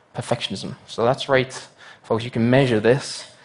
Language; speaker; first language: English; native; English